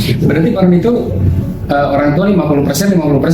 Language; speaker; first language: Indonesian; native; Indonesian